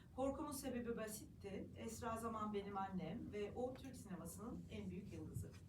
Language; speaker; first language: Turkish; native; Turkish